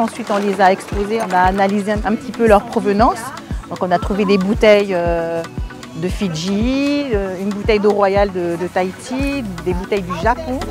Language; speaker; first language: French; native; French